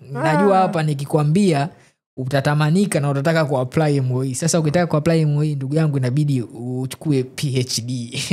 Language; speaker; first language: Swahili; native; Swahili